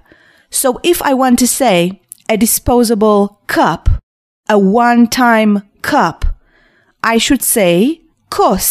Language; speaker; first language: English; non-native, fluent; Hebrew